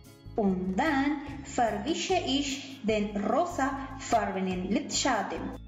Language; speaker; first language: German; non-native, fluent; Spanish